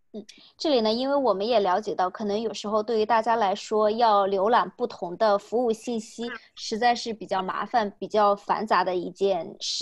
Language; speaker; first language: Chinese; native; Chinese